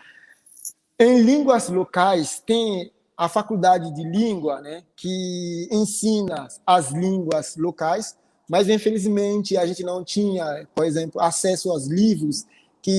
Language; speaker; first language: Portuguese; non-native, fluent; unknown